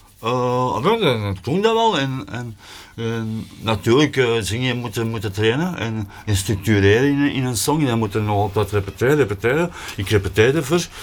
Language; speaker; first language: Dutch; native; Dutch